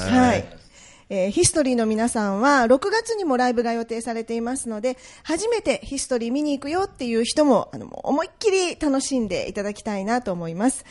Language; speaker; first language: Japanese; native; Japanese